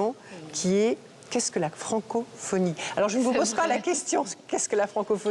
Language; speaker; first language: French; native; French